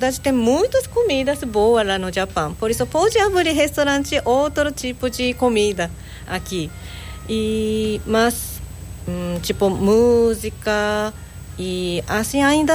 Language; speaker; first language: Portuguese; non-native, learner; Japanese